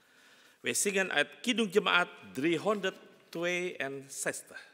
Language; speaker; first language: Dutch; non-native, fluent; Indonesian